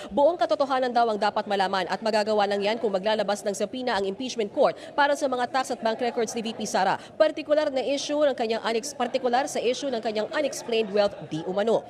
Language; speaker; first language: Filipino; native; Filipino